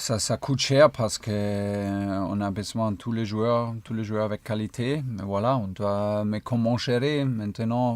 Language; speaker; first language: French; non-native, fluent; German